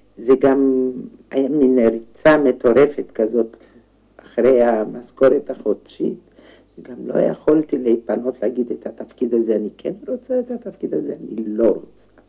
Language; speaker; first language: Hebrew; non-native, fluent; Romanian